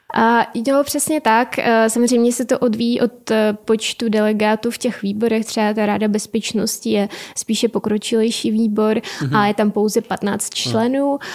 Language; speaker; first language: Czech; non-native, fluent; Ukrainian